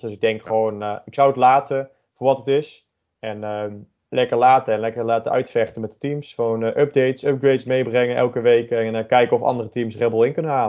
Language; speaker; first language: Dutch; native; Dutch